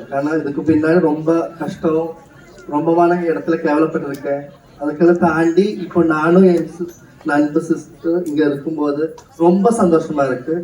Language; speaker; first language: Tamil; non-native, learner; Malayalam